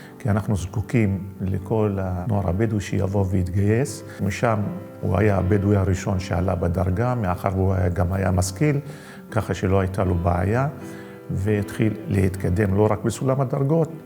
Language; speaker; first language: Hebrew; non-native, local second language; Arabic